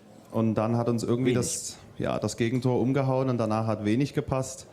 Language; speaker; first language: German; native; German